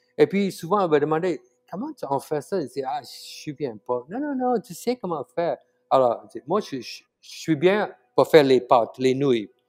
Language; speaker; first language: French; non-native, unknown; Tamil